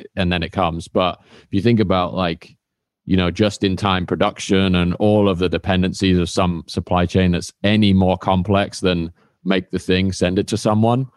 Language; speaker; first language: English; native; English